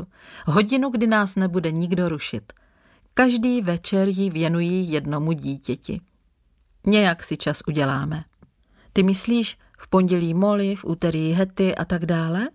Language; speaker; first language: Czech; native; Czech